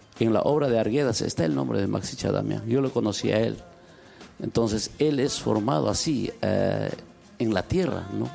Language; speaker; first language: Spanish; non-native, local second language; Quechua